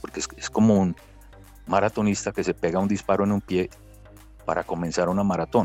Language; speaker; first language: Spanish; native; Spanish